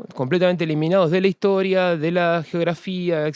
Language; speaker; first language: Spanish; native; Spanish